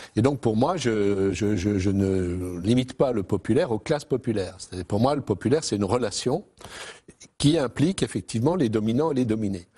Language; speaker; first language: French; native; French